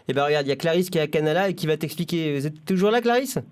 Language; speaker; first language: French; native; French